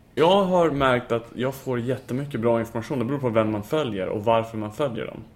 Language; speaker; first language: Swedish; non-native, fluent; English